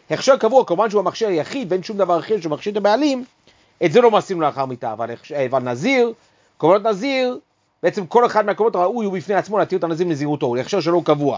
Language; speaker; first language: Hebrew; native; Hebrew